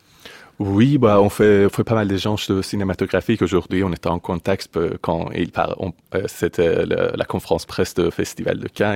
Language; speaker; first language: French; non-native, fluent; Persian